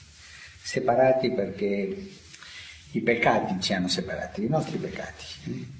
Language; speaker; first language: Italian; non-native, fluent; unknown